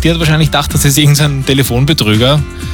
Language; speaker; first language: German; native; German